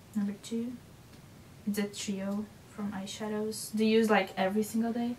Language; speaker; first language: English; non-native, learner; Portuguese